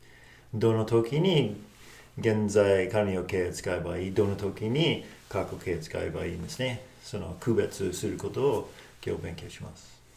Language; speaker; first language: Japanese; non-native, fluent; English